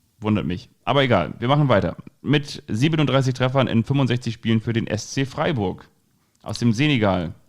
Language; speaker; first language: German; native; German